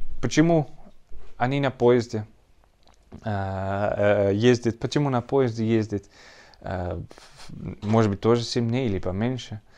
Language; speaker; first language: Russian; non-native, learner; Dutch